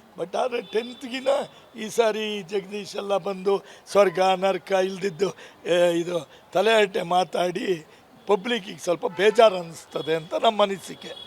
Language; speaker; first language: Kannada; native; Kannada